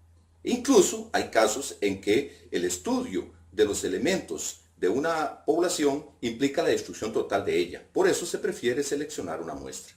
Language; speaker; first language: Spanish; native; Spanish